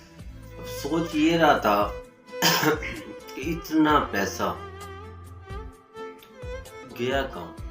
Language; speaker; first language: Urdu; non-native, local second language; Punjabi